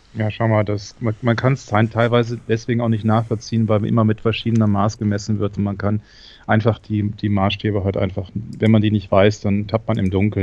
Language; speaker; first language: German; native; German